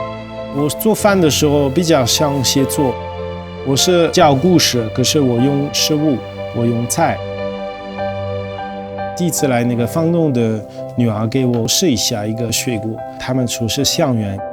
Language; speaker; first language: Chinese; non-native, fluent; French